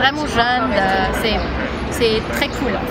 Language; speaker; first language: French; non-native, fluent; English